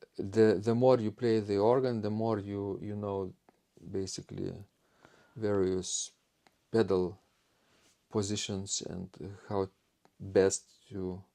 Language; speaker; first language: English; non-native, fluent; Lithuanian